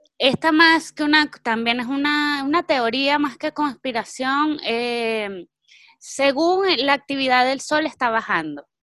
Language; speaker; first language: Spanish; native; Spanish